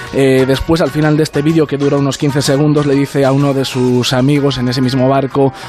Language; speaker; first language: Spanish; native; Spanish